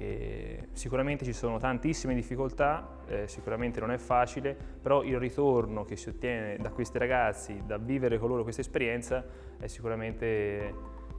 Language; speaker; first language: Italian; native; Italian